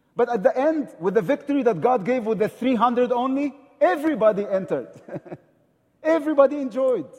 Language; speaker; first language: English; non-native, fluent; Arabic